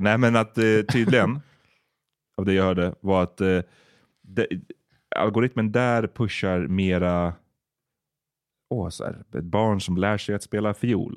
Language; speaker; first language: Swedish; native; Swedish